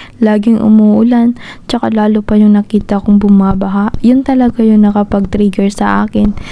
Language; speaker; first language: Filipino; non-native, local second language; Cebuano